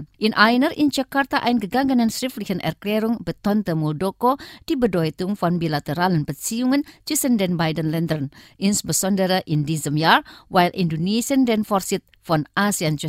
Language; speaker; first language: German; non-native, fluent; Indonesian